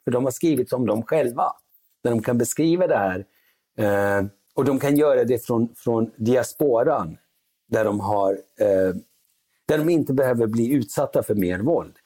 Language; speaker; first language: Swedish; early bilingual, other home language; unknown